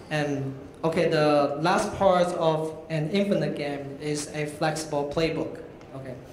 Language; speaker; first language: English; non-native, fluent; Chinese